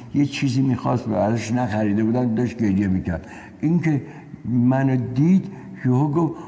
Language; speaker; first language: Persian; native; Persian